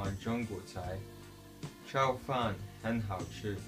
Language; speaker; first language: Chinese; non-native, learner; English